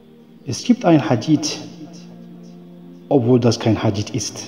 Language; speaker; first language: German; non-native, fluent; Arabic